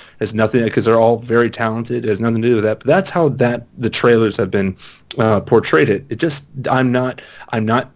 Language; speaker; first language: English; native; English